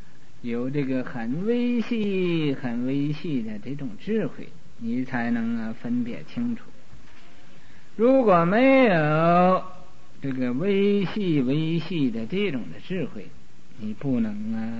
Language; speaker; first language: Chinese; native; Chinese